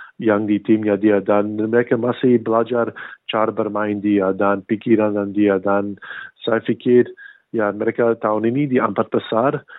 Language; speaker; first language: Indonesian; non-native, fluent; English